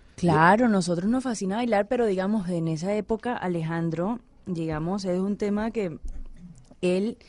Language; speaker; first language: Spanish; native; Spanish